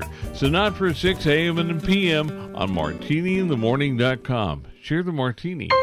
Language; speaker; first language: English; native; English